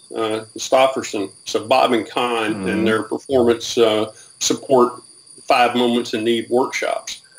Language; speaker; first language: English; native; English